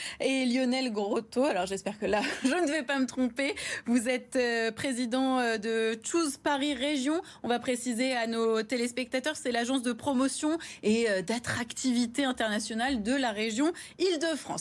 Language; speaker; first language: French; native; French